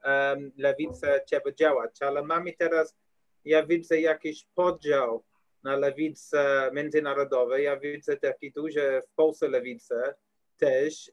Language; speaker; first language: Polish; non-native, learner; English